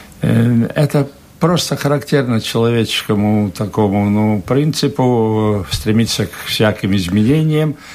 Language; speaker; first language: Russian; non-native, local second language; Latvian